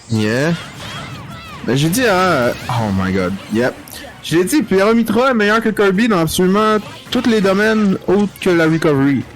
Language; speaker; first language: French; native; French